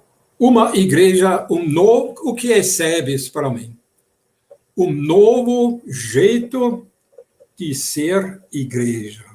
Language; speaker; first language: Portuguese; non-native, fluent; German